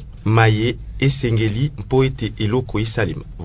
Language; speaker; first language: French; non-native, local second language; Lingala